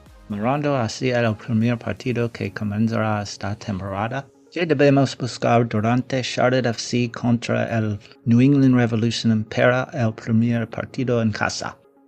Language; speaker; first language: Spanish; non-native, learner; English